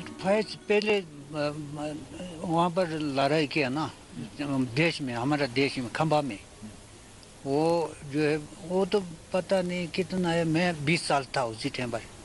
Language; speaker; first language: Hindi; non-native, learner; Tibetan